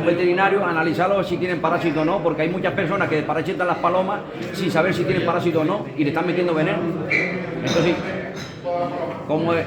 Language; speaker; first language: Spanish; native; Spanish